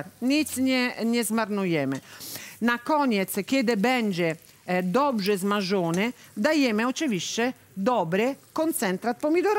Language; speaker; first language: Polish; non-native, learner; Italian